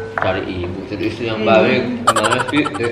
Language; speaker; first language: Indonesian; native; Indonesian